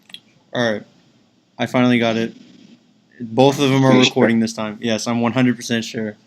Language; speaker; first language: English; native; English